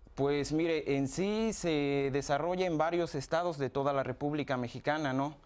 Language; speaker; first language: Spanish; native; Spanish